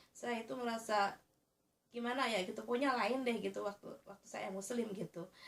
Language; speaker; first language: Indonesian; native; Indonesian